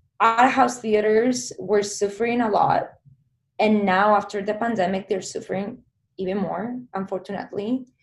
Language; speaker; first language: English; non-native, fluent; Spanish